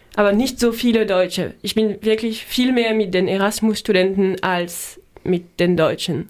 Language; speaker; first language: German; non-native, fluent; French